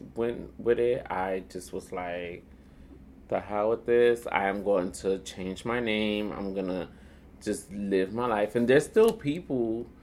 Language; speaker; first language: English; native; English